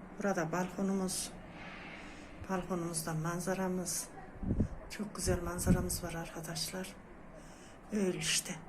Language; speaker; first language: Turkish; native; Turkish